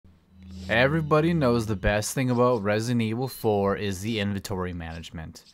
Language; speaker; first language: English; native; English